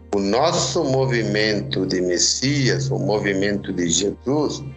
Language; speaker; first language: Portuguese; non-native, fluent; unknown